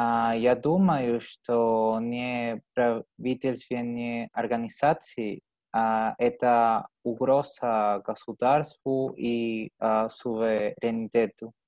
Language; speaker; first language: Russian; non-native, learner; Spanish